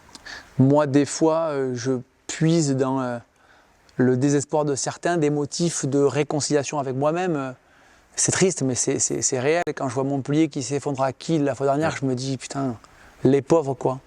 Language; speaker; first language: French; native; French